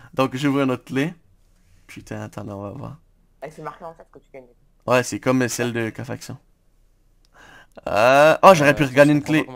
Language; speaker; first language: French; native; French